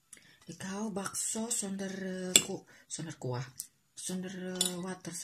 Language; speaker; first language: Dutch; non-native, learner; Indonesian